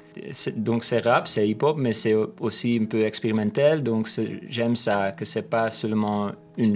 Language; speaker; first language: French; non-native, learner; Dutch